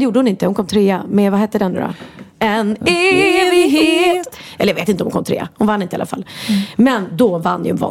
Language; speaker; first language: Swedish; native; Swedish